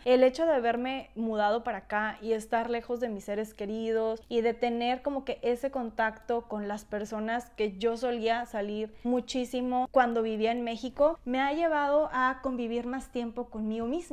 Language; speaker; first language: Spanish; native; Spanish